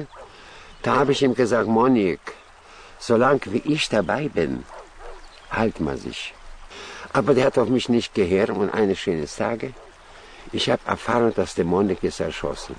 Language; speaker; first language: German; non-native, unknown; Russian